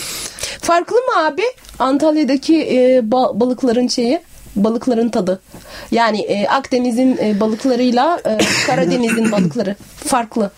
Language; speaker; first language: Turkish; non-native, fluent; Arabic